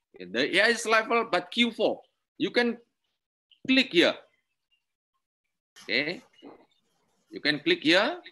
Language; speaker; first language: English; non-native, learner; Indonesian